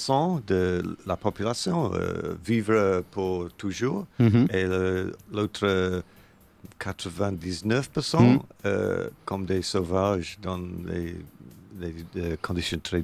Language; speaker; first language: French; non-native, learner; English